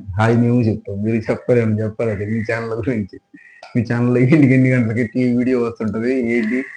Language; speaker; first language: Telugu; native; Telugu